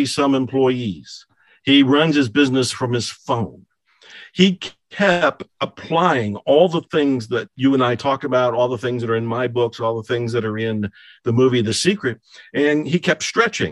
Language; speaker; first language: English; native; English